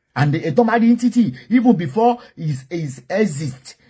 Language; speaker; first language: English; non-native, local second language; Yoruba